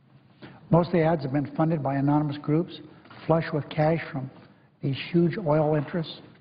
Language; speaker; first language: English; native; English